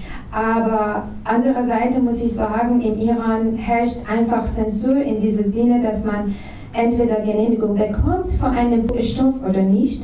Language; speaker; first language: German; non-native, fluent; Persian